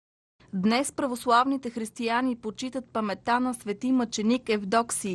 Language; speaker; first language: Bulgarian; native; Bulgarian